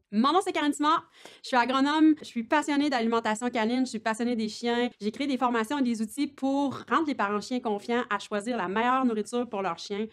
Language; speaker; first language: French; native; French